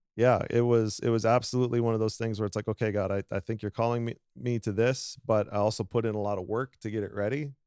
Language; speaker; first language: English; native; English